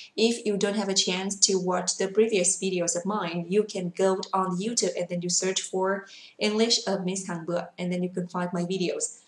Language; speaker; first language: English; non-native, fluent; Vietnamese